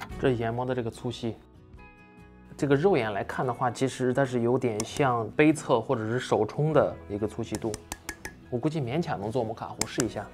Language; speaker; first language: Chinese; native; Chinese